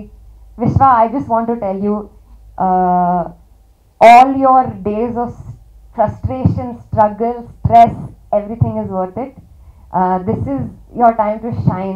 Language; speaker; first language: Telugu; non-native, learner; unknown